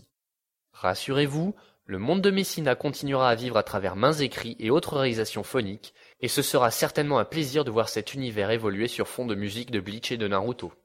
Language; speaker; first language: French; native; French